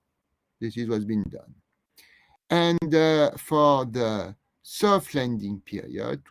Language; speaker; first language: English; non-native, fluent; French